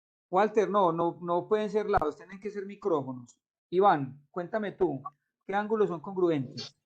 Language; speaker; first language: Spanish; native; Spanish